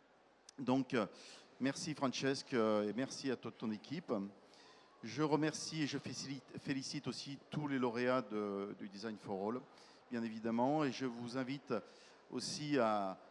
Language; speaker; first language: French; native; French